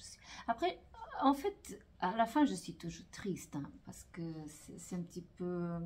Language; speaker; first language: French; non-native, fluent; Portuguese